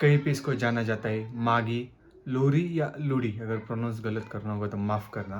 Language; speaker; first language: Hindi; non-native, local second language; Marathi